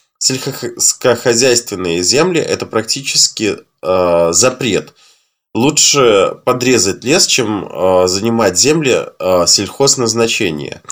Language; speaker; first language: Russian; native; Russian